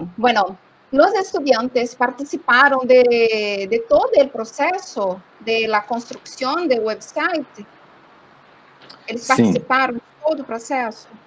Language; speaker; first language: Spanish; non-native, learner; Portuguese